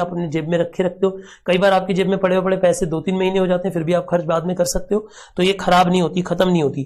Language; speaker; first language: Hindi; native; Hindi